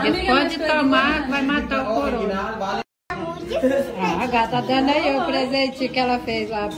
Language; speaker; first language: Portuguese; native; Portuguese